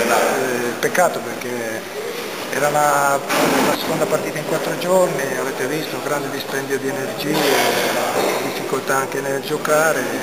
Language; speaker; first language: Italian; native; Italian